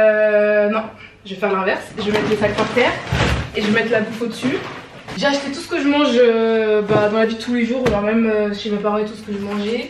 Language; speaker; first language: French; native; French